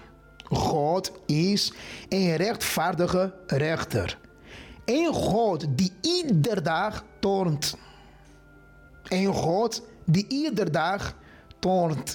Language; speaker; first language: Dutch; non-native, fluent; Portuguese